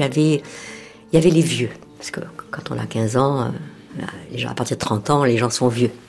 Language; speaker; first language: French; native; French